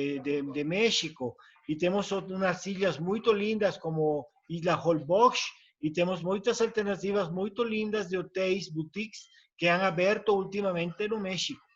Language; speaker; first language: Portuguese; non-native, learner; Spanish